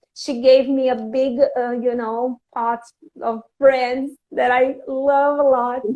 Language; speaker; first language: English; non-native, fluent; Portuguese